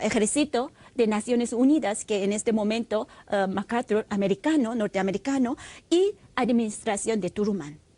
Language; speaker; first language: Spanish; non-native, fluent; Korean